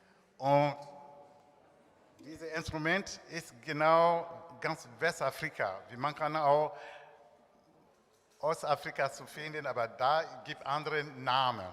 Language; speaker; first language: German; non-native, learner; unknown